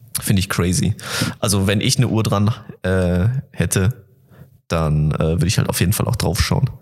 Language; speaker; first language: German; native; German